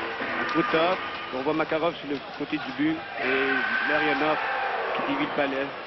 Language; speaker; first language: French; native; French